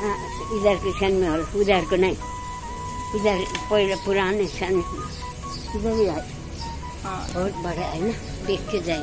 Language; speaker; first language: Hindi; non-native, local second language; Nepali